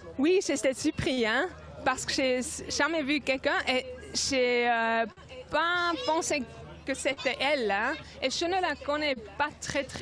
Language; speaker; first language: French; non-native, local second language; German